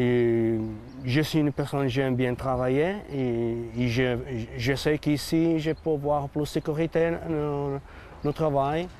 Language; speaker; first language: French; non-native, learner; Portuguese